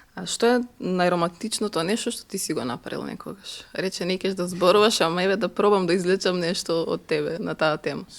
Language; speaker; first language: Macedonian; native; Macedonian